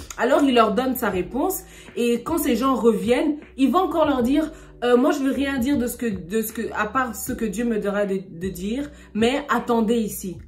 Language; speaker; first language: French; non-native, local second language; Lingala